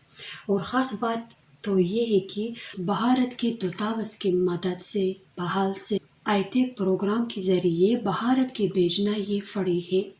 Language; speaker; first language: Hindi; non-native, fluent; Tajik